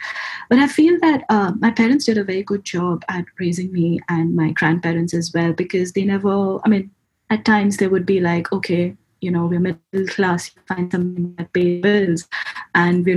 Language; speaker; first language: English; non-native, local second language; Hindi